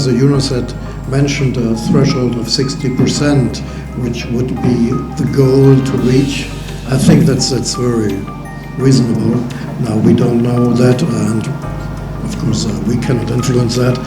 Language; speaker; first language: English; non-native, fluent; German